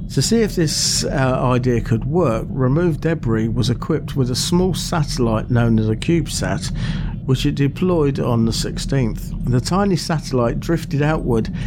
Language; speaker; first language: English; native; English